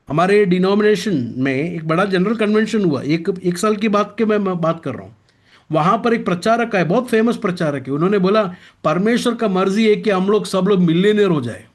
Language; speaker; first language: Hindi; non-native, local second language; Malayalam